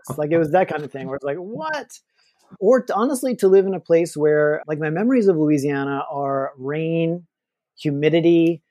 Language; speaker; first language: English; native; English